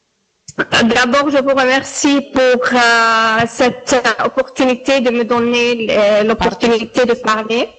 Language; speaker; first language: French; non-native, local second language; Arabic